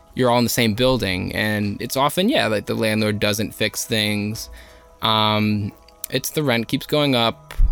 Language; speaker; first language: English; native; English